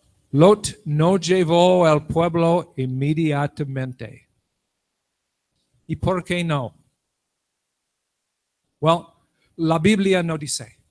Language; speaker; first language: Spanish; non-native, learner; English